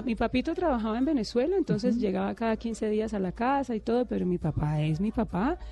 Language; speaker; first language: Spanish; native; Spanish